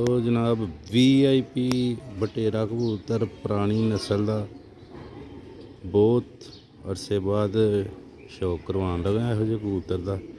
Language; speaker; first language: Hindi; non-native, local second language; Punjabi